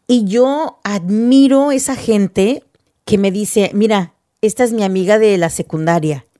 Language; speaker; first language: Spanish; early bilingual, heritage; Spanish